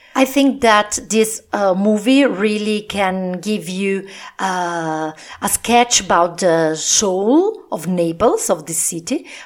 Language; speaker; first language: English; non-native, fluent; Italian